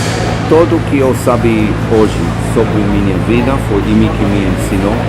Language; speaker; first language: Portuguese; non-native, fluent; Hebrew